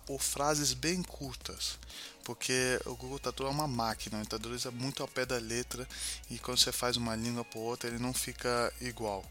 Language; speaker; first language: Portuguese; non-native, fluent; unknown